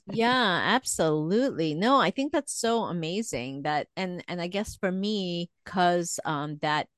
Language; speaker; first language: English; early bilingual, other home language; Korean